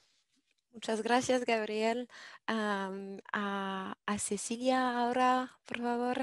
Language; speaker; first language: Spanish; non-native, learner; English